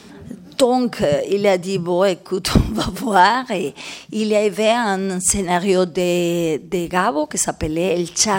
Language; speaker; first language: French; non-native, learner; Spanish